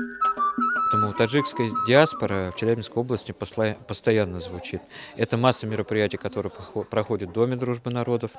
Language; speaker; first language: Russian; native; Russian